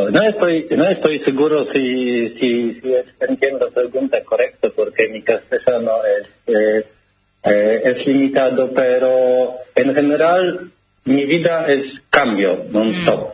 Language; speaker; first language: Spanish; non-native, learner; Polish